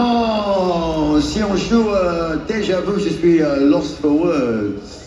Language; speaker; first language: French; non-native, learner; English